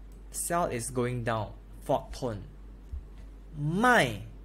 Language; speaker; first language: English; non-native, local second language; Chinese